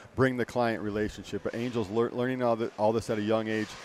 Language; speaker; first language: English; native; English